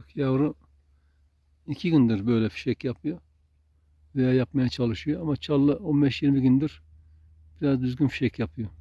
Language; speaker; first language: Turkish; native; Turkish